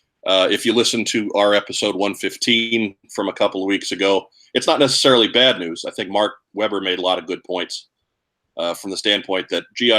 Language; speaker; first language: English; native; English